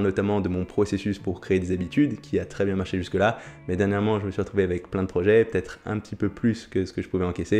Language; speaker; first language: French; native; French